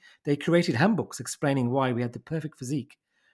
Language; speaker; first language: English; native; English